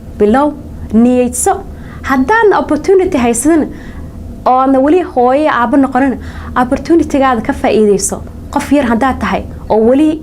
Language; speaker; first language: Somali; early bilingual, heritage; Somali